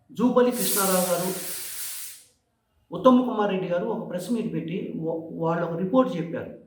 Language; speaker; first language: Telugu; native; Telugu